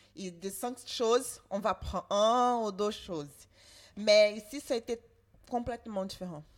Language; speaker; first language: French; non-native, learner; Portuguese